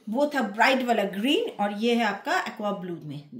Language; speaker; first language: Hindi; non-native, local second language; Bangla